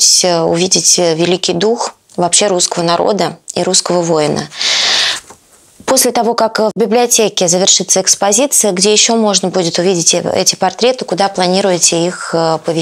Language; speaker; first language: Russian; native; Russian